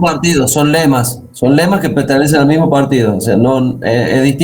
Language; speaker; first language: Spanish; native; Spanish